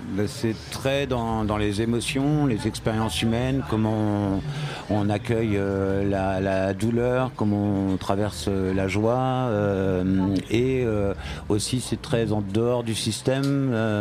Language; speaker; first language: French; native; French